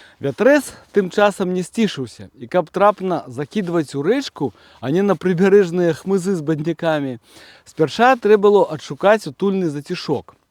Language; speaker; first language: Belarusian; native; Belarusian